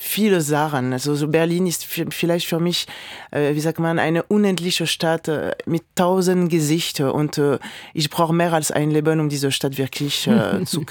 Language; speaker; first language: German; non-native, fluent; French